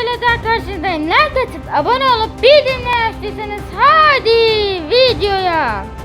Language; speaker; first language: Turkish; native; Turkish